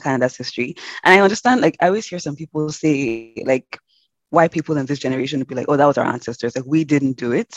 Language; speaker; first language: English; non-native, local second language; Yoruba